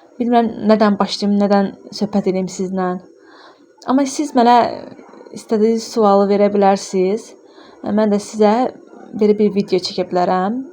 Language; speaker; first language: Azerbaijani; non-native, local second language; Lezghian